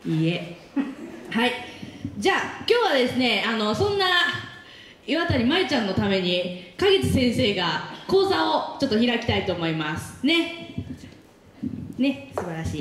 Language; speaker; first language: Japanese; native; Japanese